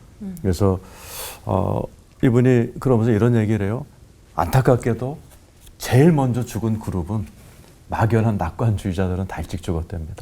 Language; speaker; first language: Korean; native; Korean